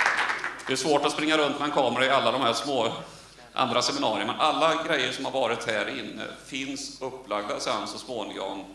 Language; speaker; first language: Swedish; native; Swedish